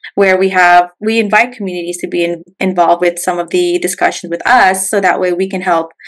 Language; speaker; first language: English; native; English